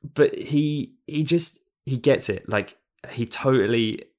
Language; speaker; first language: English; native; English